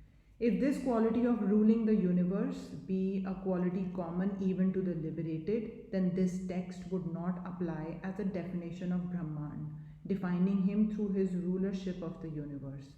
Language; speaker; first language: English; non-native, local second language; Hindi